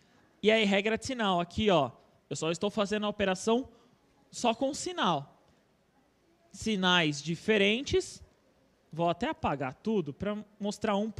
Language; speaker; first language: Portuguese; native; Portuguese